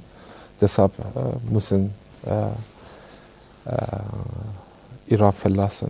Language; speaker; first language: German; non-native, learner; Persian